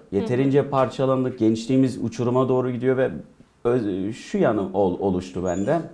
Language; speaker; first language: Turkish; early bilingual, heritage; Turkish